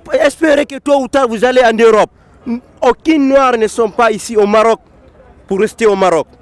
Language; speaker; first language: French; non-native, local second language; Fula